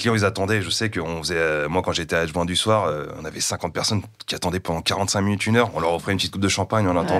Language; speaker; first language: French; native; French